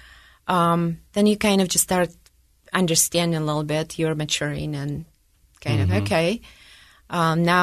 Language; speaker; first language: English; non-native, fluent; Russian